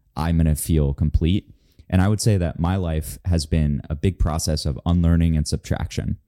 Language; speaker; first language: English; native; English